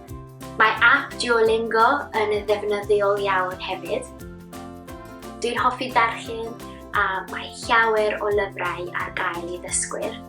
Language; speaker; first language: Welsh; non-native, learner; Romanian